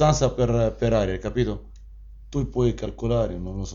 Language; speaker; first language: Italian; non-native, learner; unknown